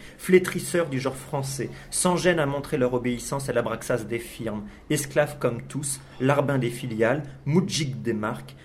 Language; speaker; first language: French; native; French